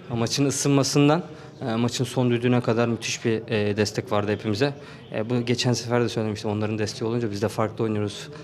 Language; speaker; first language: Turkish; native; Turkish